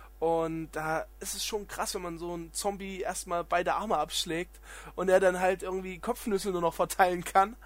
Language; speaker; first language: German; native; German